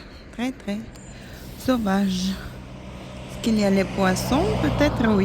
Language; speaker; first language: French; non-native, fluent; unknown